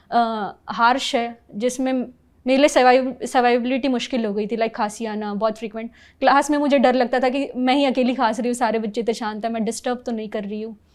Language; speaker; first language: Hindi; non-native, local second language; Marathi